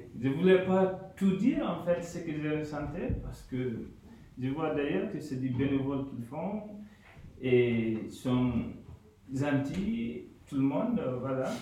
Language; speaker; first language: French; non-native, local second language; Fula